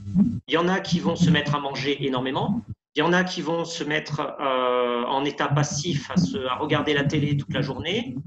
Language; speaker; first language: French; native; French